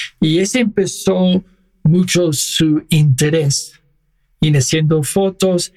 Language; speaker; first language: Spanish; non-native, fluent; English